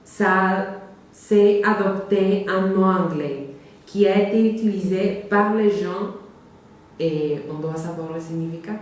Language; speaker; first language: French; non-native, learner; Spanish